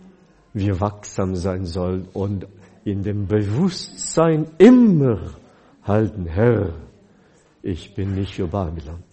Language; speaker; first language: German; non-native, fluent; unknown